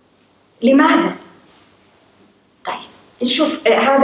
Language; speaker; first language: Arabic; native; Arabic